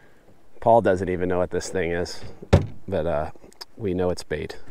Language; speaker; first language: English; native; English